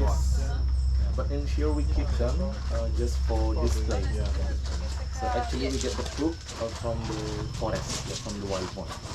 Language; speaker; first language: English; non-native, local second language; Indonesian